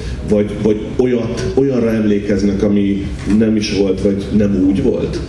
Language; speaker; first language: Hungarian; native; Hungarian